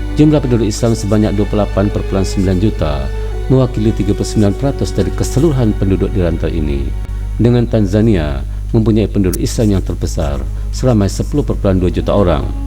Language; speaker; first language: Malay; native; Malay